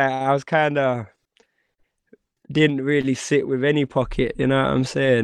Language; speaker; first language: English; native; English